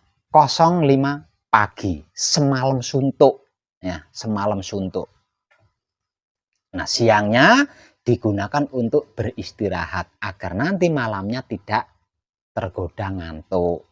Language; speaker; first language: Indonesian; non-native, local second language; Javanese